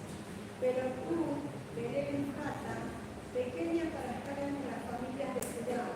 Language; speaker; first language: Spanish; native; Spanish